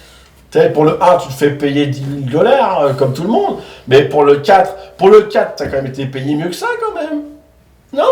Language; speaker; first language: French; native; French